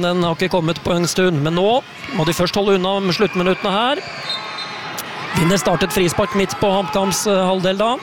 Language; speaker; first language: Norwegian; native; Norwegian